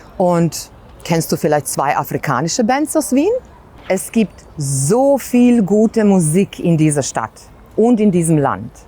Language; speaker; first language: German; non-native, fluent; Bosnian